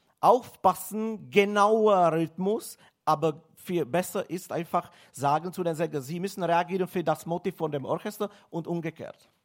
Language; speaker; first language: German; non-native, learner; Czech